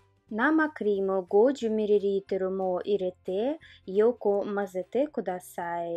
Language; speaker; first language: Japanese; non-native, learner; Russian